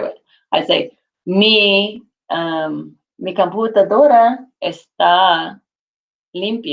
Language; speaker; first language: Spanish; non-native, fluent; English